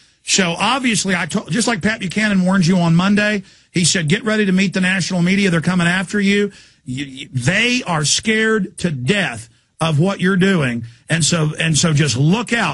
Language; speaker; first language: English; native; English